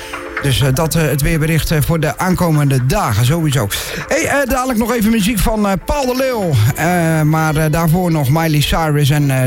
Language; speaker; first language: Dutch; native; Dutch